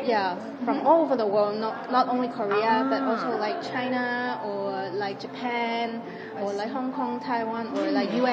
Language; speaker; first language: English; non-native, fluent; Cantonese